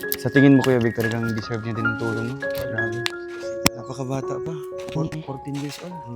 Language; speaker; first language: Filipino; non-native, local second language; Cebuano